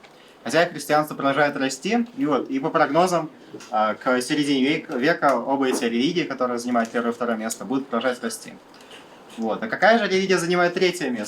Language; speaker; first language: Russian; native; Russian